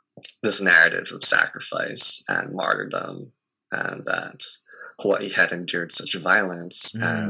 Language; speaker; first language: English; native; English